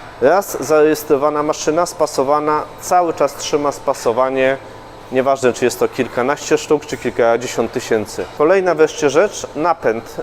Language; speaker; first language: Polish; native; Polish